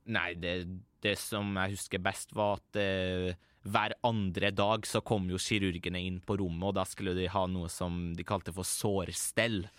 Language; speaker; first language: Norwegian; early bilingual, other home language; Persian